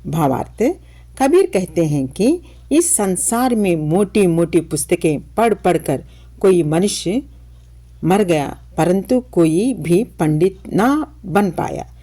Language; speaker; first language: Hindi; non-native, local second language; Telugu